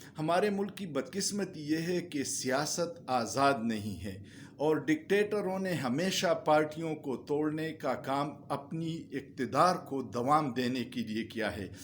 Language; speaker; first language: Urdu; non-native, local second language; Pashto